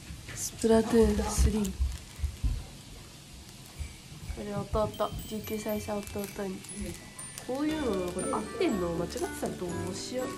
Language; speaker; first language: Japanese; native; Japanese